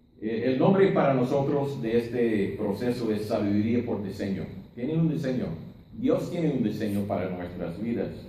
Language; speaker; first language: Spanish; non-native, fluent; English